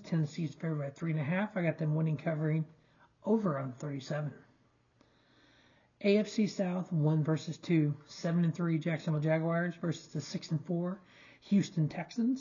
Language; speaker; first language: English; native; English